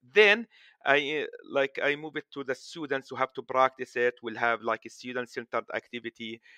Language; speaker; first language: English; non-native, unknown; Arabic